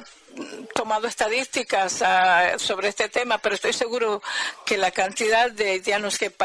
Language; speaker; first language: Spanish; non-native, fluent; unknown